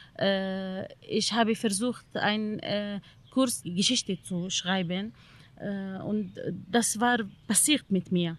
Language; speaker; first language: German; non-native, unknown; Arabic